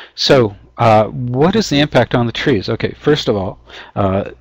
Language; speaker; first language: English; native; English